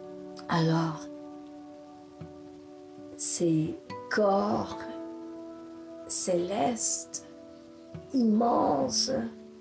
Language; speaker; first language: French; non-native, fluent; English